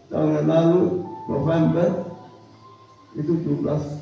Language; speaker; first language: Indonesian; non-native, fluent; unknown